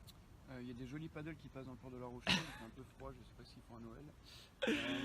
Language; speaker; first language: French; native; French